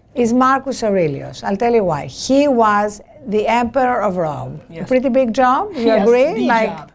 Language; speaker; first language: English; non-native, fluent; Greek